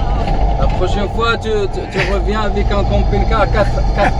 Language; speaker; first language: French; non-native, learner; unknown